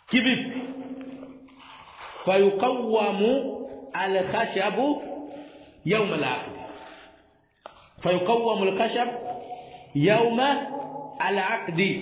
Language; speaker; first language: Arabic; non-native, fluent; Swahili